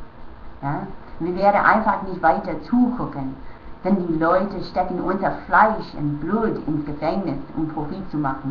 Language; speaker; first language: German; non-native, fluent; English